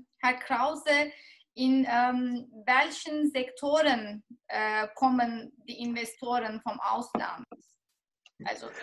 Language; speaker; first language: German; non-native, fluent; Turkish